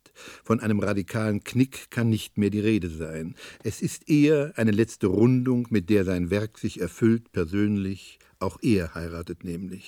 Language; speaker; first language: German; native; German